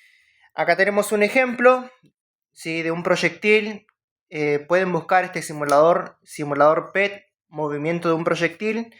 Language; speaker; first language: Spanish; native; Spanish